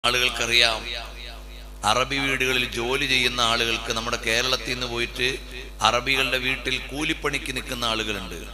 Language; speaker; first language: Malayalam; native; Malayalam